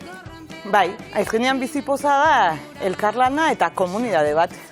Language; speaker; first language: Basque; native; Basque